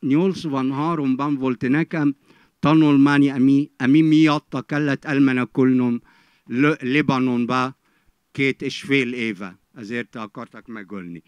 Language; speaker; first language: Hungarian; non-native, fluent; Arabic